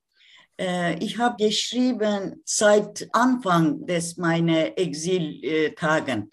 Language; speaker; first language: German; non-native, learner; Turkish